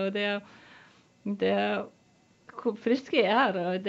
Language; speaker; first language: Swedish; non-native, learner; Lithuanian